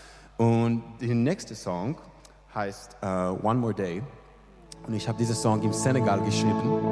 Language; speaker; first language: German; non-native, learner; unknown